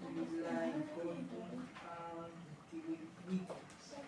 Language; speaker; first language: English; non-native, learner; Spanish